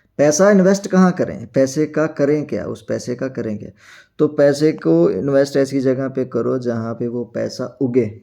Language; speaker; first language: Hindi; non-native, local second language; Punjabi